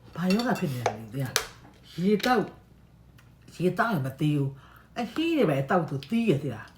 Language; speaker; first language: English; non-native, learner; Burmese